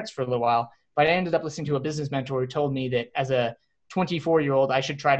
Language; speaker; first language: English; native; English